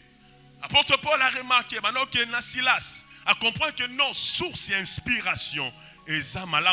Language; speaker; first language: French; non-native, local second language; Lingala